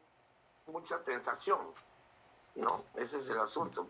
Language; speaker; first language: Spanish; native; Spanish